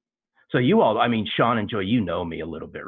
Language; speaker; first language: English; native; English